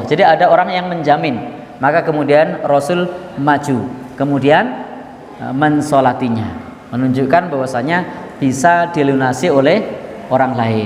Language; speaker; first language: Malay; non-native, local second language; Javanese